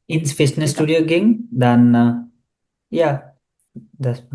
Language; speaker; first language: German; non-native, learner; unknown